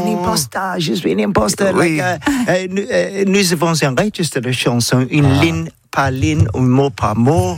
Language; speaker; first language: French; non-native, learner; English